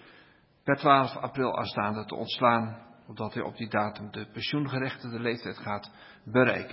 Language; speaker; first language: Dutch; native; Dutch